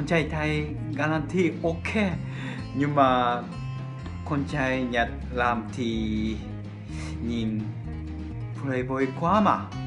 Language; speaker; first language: Vietnamese; non-native, fluent; Japanese